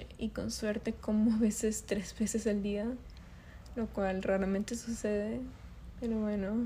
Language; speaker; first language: Spanish; early bilingual, other home language; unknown